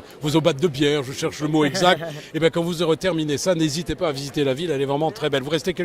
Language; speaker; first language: French; native; French